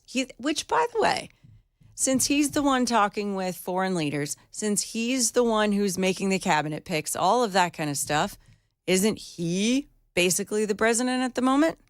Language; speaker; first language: English; native; English